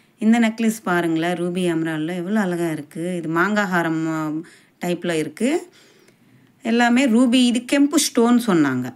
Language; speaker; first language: Tamil; non-native, local second language; Telugu